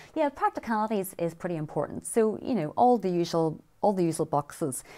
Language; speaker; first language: English; native; English